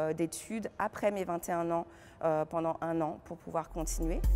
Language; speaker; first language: French; native; French